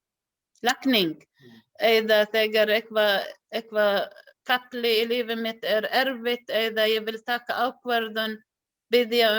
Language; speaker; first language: Icelandic; non-native, learner; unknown